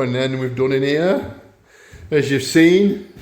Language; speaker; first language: English; native; English